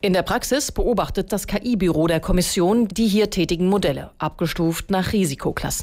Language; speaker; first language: German; native; German